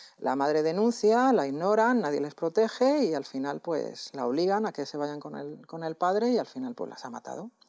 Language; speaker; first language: Spanish; native; Spanish